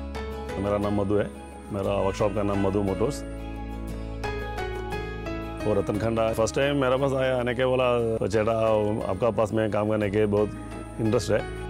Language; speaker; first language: Hindi; non-native, local second language; Malayalam